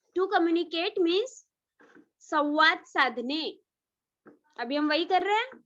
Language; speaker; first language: Hindi; non-native, local second language; Marathi